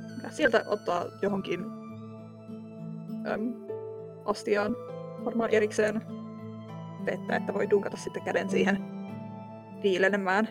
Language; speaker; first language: Finnish; native; Finnish